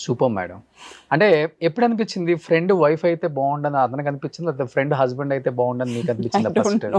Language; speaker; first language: Telugu; native; Telugu